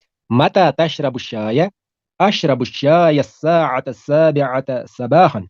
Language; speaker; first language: Arabic; non-native, learner; Urdu